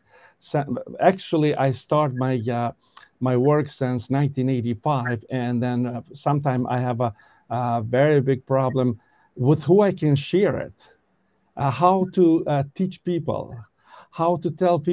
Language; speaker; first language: English; non-native, learner; Albanian